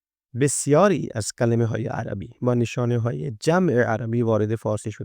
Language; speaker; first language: Persian; non-native, fluent; Urdu